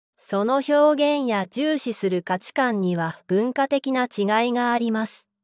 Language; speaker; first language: Japanese; native; Japanese